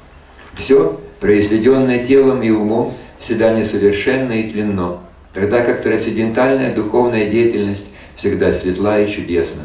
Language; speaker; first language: Russian; native; Russian